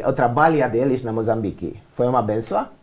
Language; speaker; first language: Portuguese; non-native, learner; Romanian